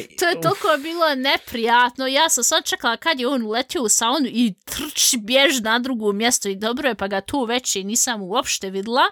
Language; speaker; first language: Bosnian; native; Bosnian